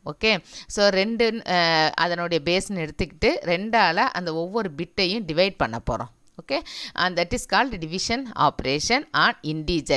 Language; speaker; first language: English; non-native, local second language; Tamil